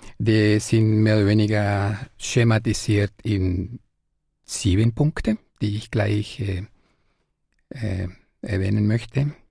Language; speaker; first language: German; non-native, fluent; Spanish